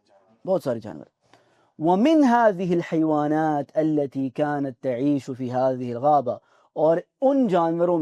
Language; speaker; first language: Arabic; non-native, fluent; Urdu